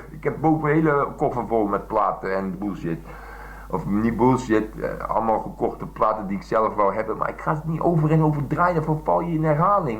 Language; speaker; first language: Dutch; native; Dutch